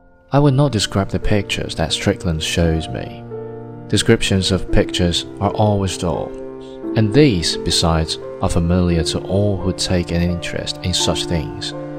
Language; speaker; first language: English; non-native, fluent; Chinese